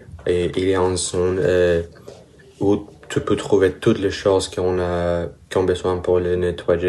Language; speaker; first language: French; non-native, learner; Spanish